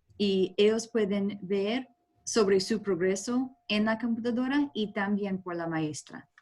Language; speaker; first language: Spanish; non-native, learner; English